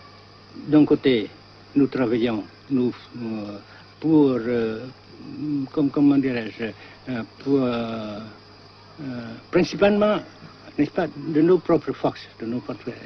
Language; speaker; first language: French; non-native, fluent; Vietnamese